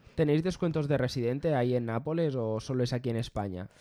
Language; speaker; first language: Spanish; native; Spanish